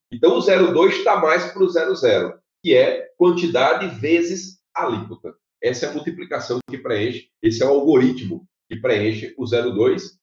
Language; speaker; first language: Portuguese; native; Portuguese